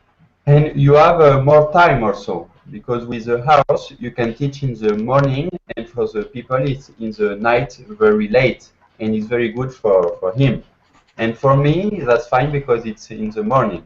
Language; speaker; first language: English; non-native, learner; French